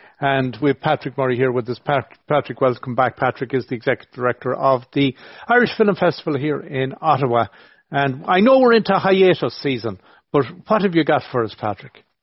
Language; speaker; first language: English; native; English